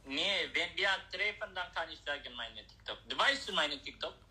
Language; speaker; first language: German; non-native, learner; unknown